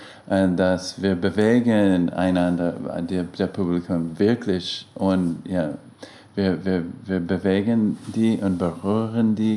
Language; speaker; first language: German; non-native, learner; English